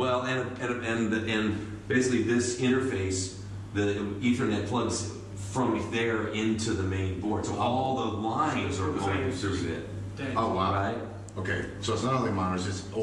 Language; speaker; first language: English; native; English